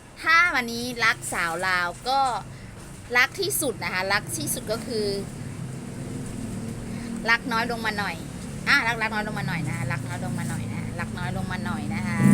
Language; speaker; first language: Thai; non-native, local second language; Lao